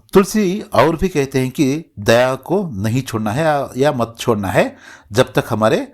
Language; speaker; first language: Hindi; non-native, local second language; Kannada